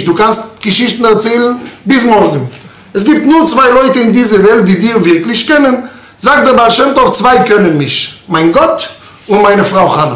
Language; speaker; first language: German; non-native, fluent; Hebrew